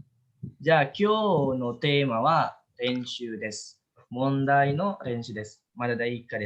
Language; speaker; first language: Japanese; non-native, fluent; Indonesian